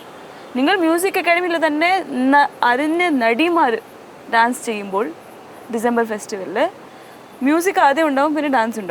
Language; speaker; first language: Malayalam; non-native, fluent; Tamil